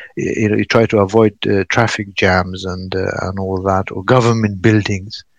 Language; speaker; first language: English; non-native, fluent; Pashto